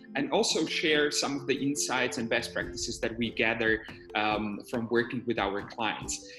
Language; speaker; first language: English; non-native, fluent; Slovak